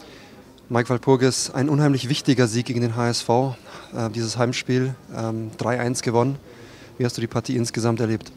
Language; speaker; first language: German; native; German